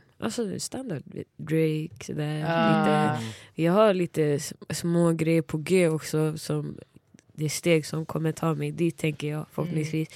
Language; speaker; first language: Swedish; early bilingual, other home language; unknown